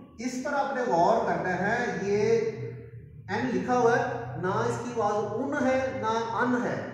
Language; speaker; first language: Urdu; non-native, local second language; Punjabi